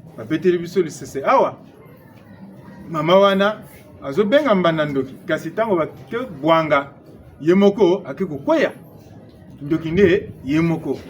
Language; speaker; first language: Lingala; non-native, local second language; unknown